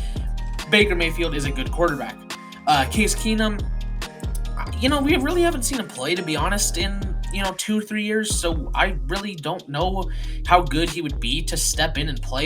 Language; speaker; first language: English; native; English